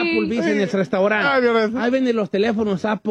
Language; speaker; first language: Spanish; native; Spanish